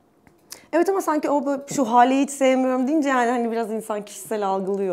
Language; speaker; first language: Turkish; native; Turkish